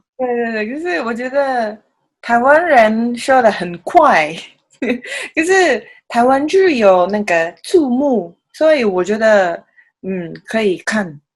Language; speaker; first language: Chinese; non-native, learner; Japanese